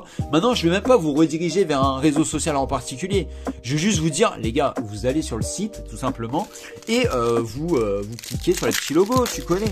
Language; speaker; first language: French; native; French